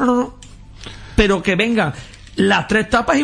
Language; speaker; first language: Spanish; native; Spanish